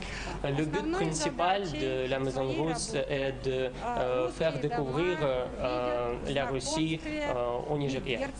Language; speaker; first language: French; non-native, fluent; Russian